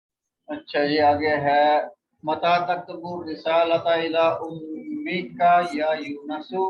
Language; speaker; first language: Arabic; non-native, learner; Urdu